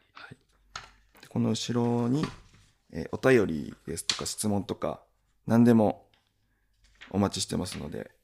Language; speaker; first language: Japanese; native; Japanese